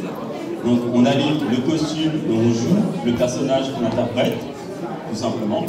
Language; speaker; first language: French; native; French